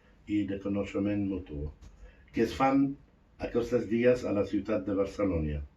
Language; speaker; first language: Catalan; non-native, fluent; Arabic